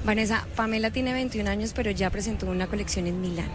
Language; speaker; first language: Spanish; native; Spanish